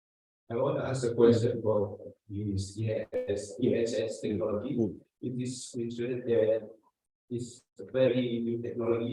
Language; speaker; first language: English; non-native, learner; Indonesian